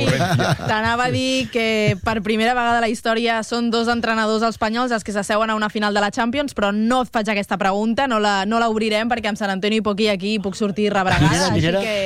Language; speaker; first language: Catalan; native; Catalan